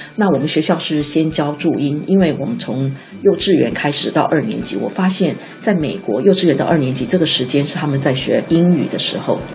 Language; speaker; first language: Chinese; non-native, local second language; Min Nan Chinese